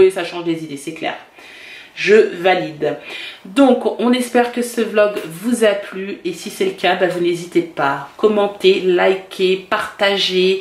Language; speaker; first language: French; native; French